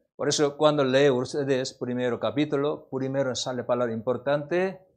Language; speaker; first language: Spanish; non-native, learner; Korean